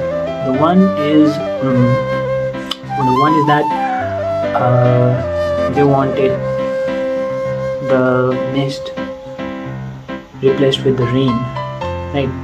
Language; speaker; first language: English; non-native, local second language; Nepali